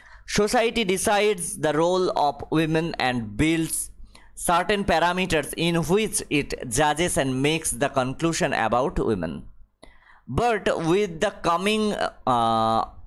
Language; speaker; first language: English; non-native, local second language; Bangla